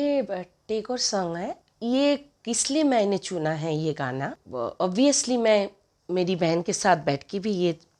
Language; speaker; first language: Hindi; non-native, local second language; Bangla